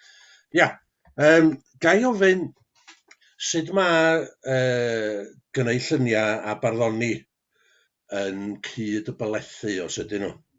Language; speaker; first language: Welsh; native; Welsh